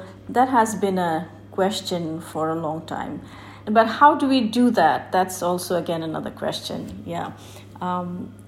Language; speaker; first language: English; non-native, local second language; Bangla